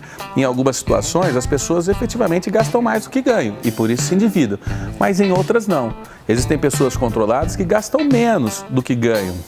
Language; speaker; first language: Portuguese; native; Portuguese